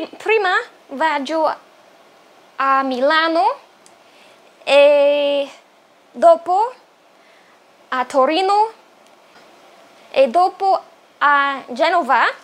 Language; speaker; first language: Italian; non-native, learner; English